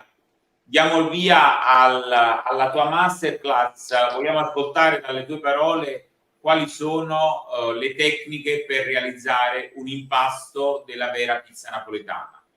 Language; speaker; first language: Italian; native; Italian